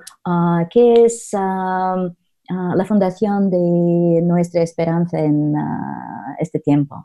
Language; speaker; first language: Spanish; non-native, learner; Russian